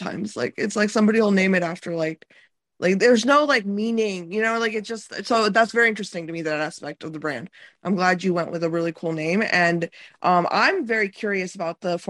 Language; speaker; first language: English; native; English